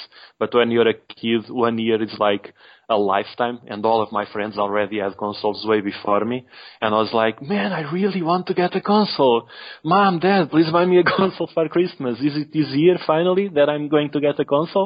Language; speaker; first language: English; non-native, fluent; Portuguese